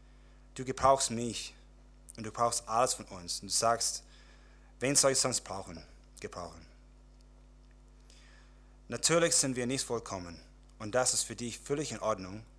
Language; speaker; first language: German; non-native, fluent; English